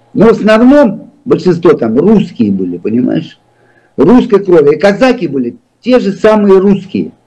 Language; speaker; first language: Russian; native; Russian